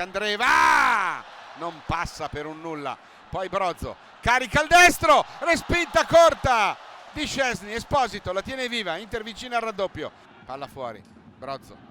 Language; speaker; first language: Italian; native; Italian